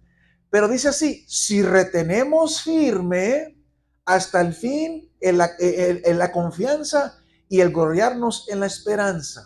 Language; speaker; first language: Spanish; native; Spanish